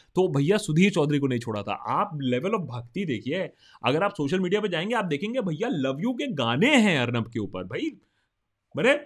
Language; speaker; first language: Hindi; non-native, local second language; Bangla